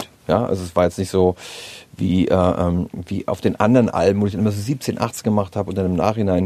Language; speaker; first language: German; native; German